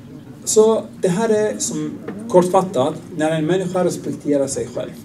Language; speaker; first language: Swedish; non-native, fluent; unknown